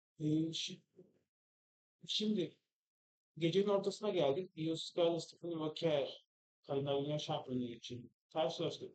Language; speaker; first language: Turkish; native; Turkish